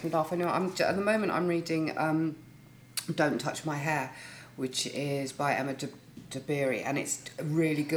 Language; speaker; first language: English; native; English